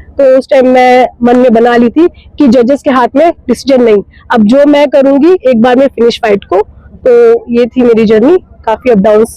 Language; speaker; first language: Hindi; native; Hindi